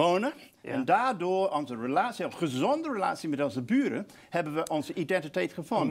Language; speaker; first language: Dutch; non-native, fluent; English